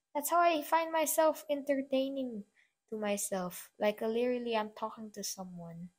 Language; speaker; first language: English; non-native, local second language; Filipino